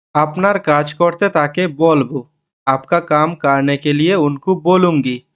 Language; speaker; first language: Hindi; non-native, learner; Bangla